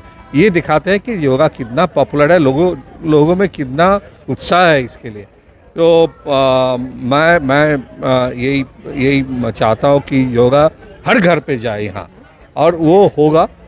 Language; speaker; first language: Hindi; non-native, local second language; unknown